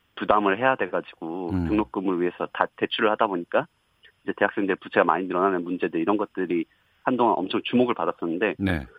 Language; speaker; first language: Korean; native; Korean